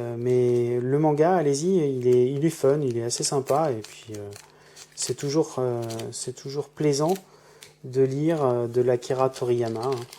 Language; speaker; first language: French; native; French